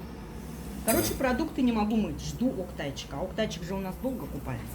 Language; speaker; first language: Russian; native; Russian